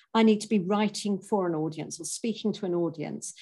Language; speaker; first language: English; native; English